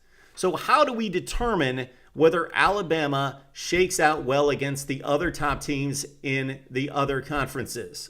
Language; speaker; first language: English; native; English